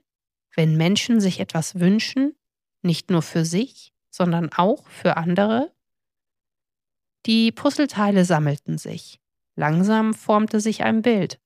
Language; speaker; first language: German; native; German